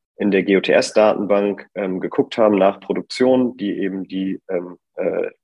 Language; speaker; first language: German; native; German